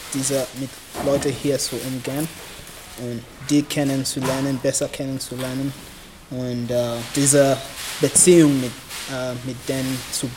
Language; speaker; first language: German; non-native, learner; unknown